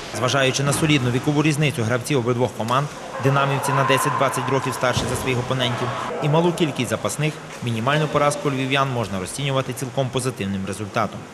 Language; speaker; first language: Ukrainian; native; Ukrainian